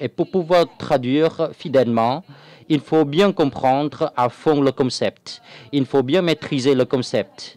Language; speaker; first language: French; non-native, fluent; Vietnamese